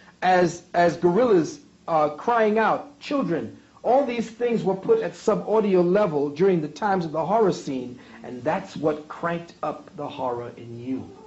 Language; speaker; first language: English; native; English